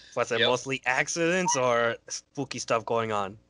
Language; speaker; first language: English; non-native, fluent; Spanish